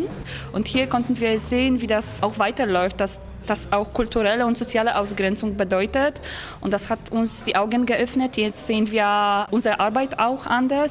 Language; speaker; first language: German; non-native, fluent; Polish